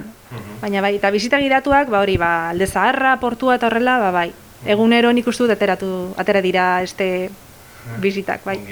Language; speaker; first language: Basque; non-native, local second language; Spanish